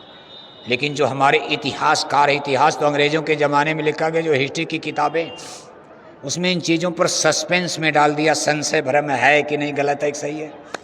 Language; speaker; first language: Hindi; native; Hindi